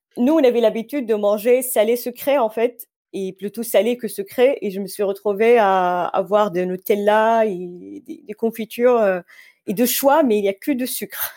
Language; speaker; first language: French; non-native, fluent; Arabic